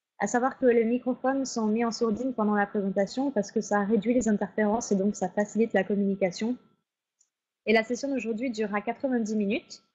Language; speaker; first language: French; native; French